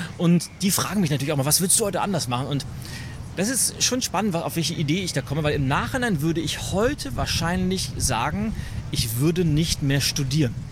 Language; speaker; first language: German; native; German